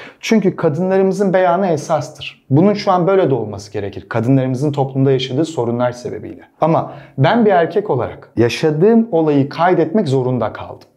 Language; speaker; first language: Turkish; native; Turkish